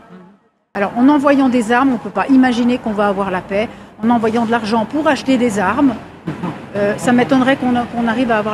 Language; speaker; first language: French; native; French